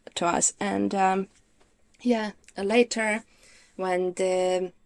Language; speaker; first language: English; non-native, fluent; Ukrainian